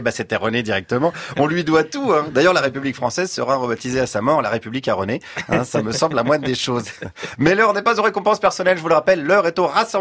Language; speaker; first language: French; native; French